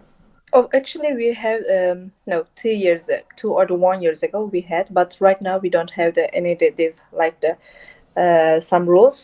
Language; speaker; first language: English; non-native, local second language; Turkish